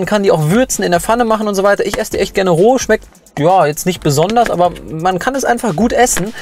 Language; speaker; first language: German; early bilingual, other home language; Polish